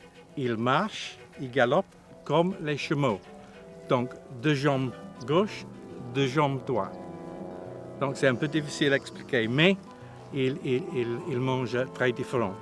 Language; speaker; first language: French; non-native, learner; English